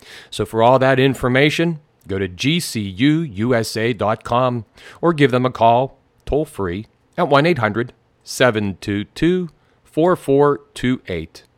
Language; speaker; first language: English; native; English